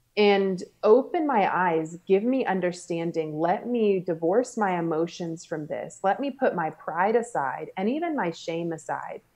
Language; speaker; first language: English; native; English